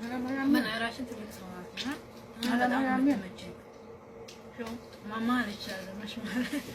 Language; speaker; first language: Arabic; non-native, learner; Amharic